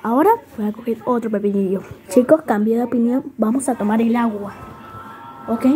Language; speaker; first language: Spanish; native; Spanish